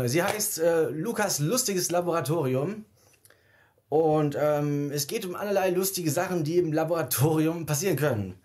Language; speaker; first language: German; native; German